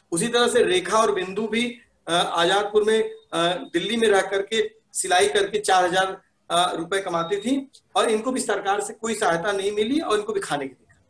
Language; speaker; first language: Hindi; native; Hindi